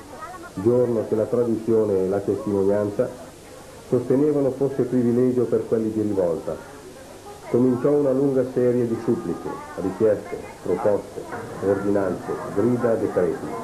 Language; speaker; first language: Italian; native; Italian